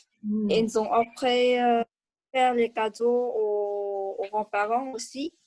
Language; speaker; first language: French; non-native, learner; Vietnamese